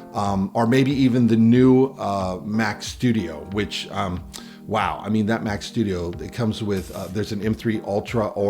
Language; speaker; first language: English; native; English